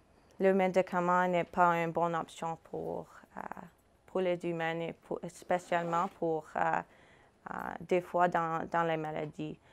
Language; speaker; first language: French; non-native, fluent; English